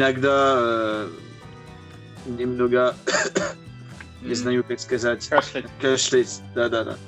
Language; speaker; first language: Russian; non-native, learner; French